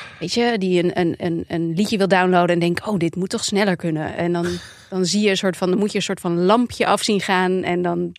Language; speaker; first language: Dutch; native; Dutch